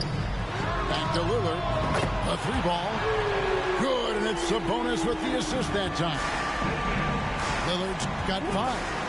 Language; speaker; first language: English; native; English